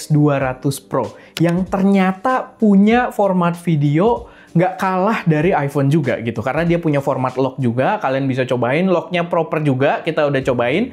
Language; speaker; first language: Indonesian; native; Indonesian